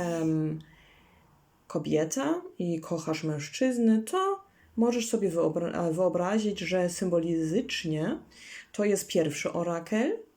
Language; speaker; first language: Polish; non-native, learner; German